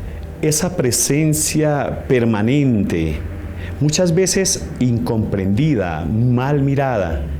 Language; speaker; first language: Spanish; native; Spanish